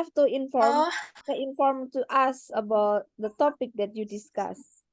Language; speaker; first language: English; non-native, learner; Indonesian